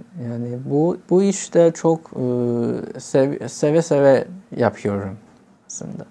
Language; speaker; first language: Turkish; non-native, fluent; Chinese